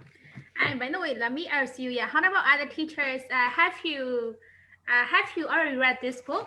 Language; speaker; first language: English; non-native, learner; Burmese